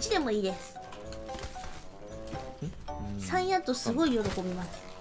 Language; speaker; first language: Japanese; native; Japanese